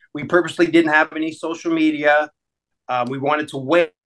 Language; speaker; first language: English; native; English